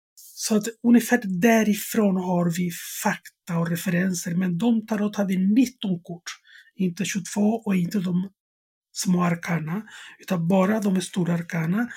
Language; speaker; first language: Swedish; non-native, fluent; Spanish